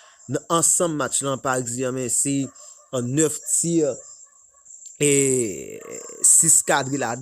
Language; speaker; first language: French; non-native, local second language; Haitian Creole